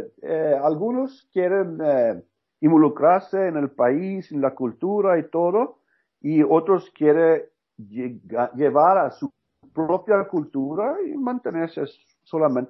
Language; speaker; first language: Spanish; non-native, learner; Norwegian